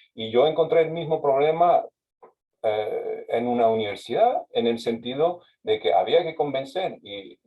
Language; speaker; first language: Spanish; non-native, fluent; French